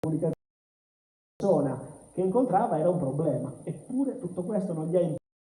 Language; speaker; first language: Italian; native; Italian